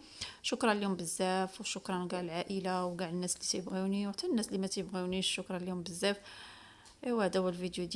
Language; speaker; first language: Arabic; native; Arabic